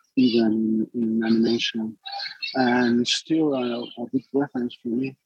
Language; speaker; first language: English; non-native, learner; Spanish